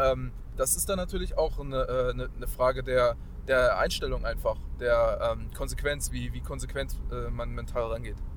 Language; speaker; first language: German; native; German